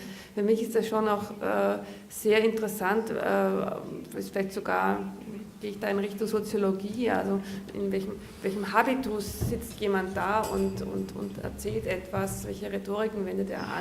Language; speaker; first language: German; native; German